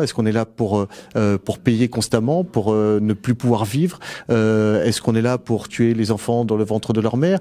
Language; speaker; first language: French; native; French